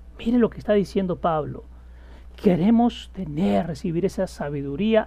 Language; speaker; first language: Spanish; native; Spanish